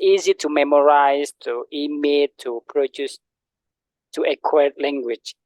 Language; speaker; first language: English; non-native, learner; Indonesian